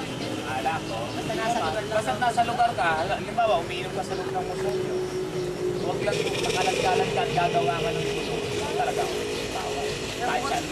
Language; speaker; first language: Filipino; non-native, local second language; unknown